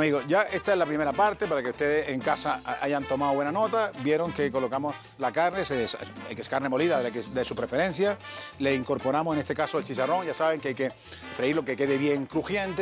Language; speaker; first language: Spanish; native; Spanish